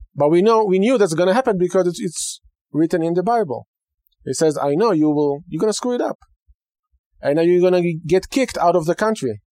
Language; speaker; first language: English; non-native, fluent; Hebrew